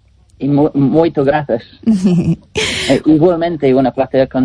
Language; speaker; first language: Spanish; non-native, learner; English